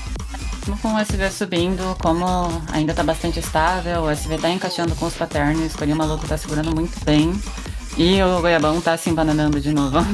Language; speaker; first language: Portuguese; native; Portuguese